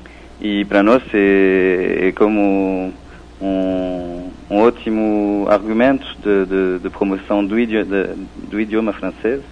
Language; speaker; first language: Portuguese; non-native, fluent; French